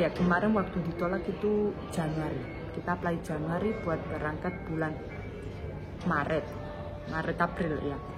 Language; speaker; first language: Indonesian; non-native, fluent; Spanish